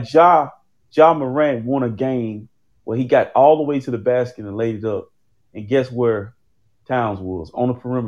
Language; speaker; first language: English; native; English